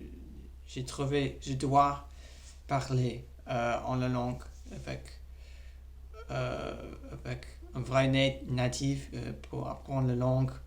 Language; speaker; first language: French; non-native, learner; English